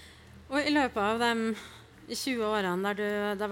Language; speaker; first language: Norwegian; native; Norwegian